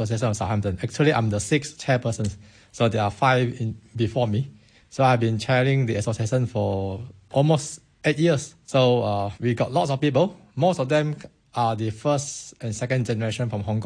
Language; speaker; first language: English; non-native, local second language; Min Nan Chinese